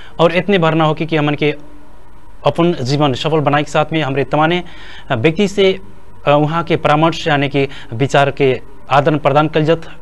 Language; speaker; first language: Bhojpuri; non-native, local second language; Rana Tharu